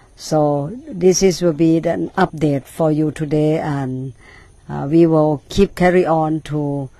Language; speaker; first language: English; non-native, learner; Thai